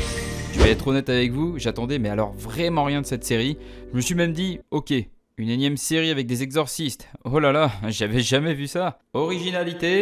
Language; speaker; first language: French; native; French